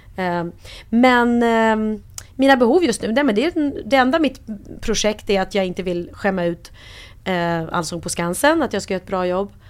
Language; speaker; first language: Swedish; native; Swedish